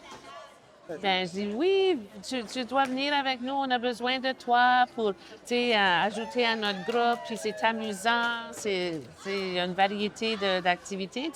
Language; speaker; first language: French; native; French